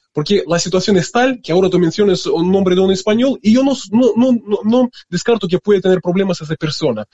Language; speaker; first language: Spanish; non-native, fluent; Russian